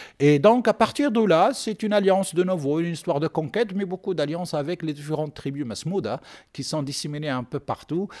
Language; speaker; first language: French; non-native, local second language; Arabic